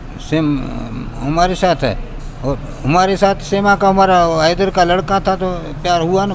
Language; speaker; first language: Hindi; non-native, learner; Baluchi